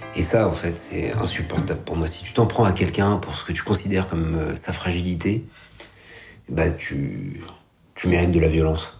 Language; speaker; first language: French; native; French